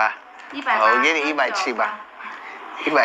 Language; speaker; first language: Chinese; non-native, fluent; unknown